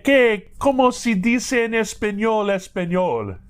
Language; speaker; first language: Spanish; non-native, learner; English